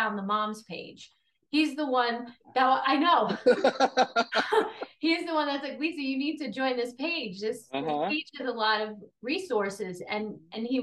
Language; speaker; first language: English; native; English